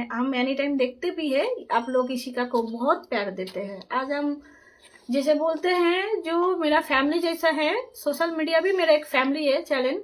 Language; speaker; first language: Hindi; non-native, local second language; Bangla